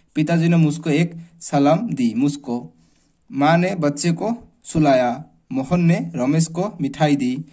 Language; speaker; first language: Hindi; non-native, local second language; Assamese